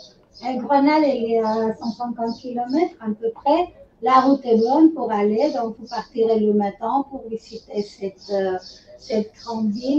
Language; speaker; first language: French; non-native, fluent; Spanish